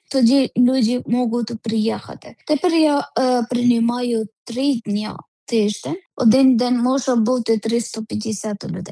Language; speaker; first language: Ukrainian; non-native, learner; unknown